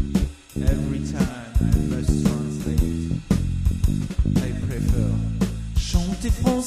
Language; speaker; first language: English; non-native, learner; French